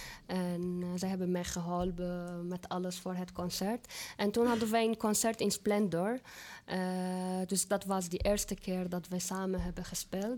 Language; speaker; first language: Dutch; non-native, fluent; Arabic